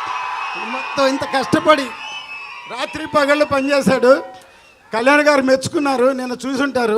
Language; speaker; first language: Telugu; native; Telugu